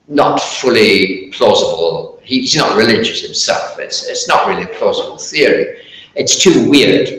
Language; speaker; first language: English; native; English